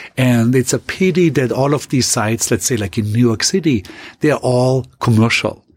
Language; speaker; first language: English; non-native, fluent; German